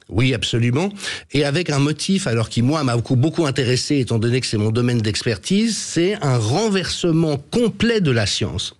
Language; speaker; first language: French; native; French